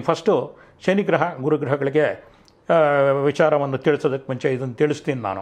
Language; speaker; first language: Kannada; native; Kannada